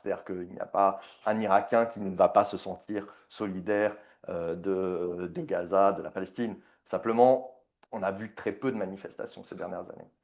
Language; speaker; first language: French; native; French